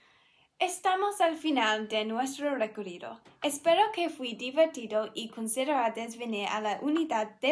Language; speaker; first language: Spanish; non-native, learner; English